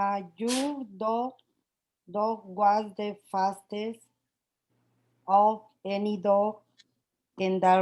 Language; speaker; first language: English; non-native, learner; Spanish